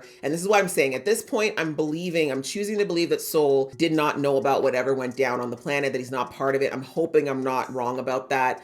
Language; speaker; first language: English; native; English